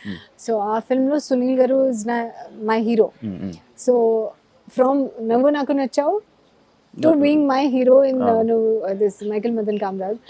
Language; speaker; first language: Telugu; non-native, learner; Hindi